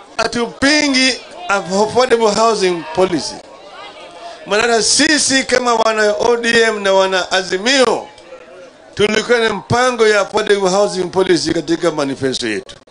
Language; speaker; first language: Swahili; non-native, local second language; Luo (Kenya and Tanzania)